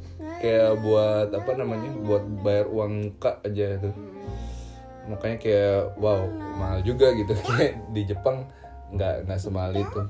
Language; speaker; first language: Indonesian; native; Indonesian